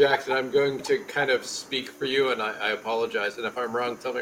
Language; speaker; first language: English; native; English